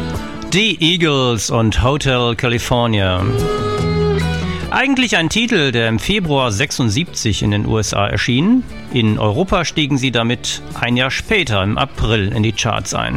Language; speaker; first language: German; native; German